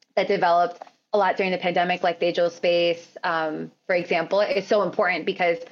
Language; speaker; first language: English; native; English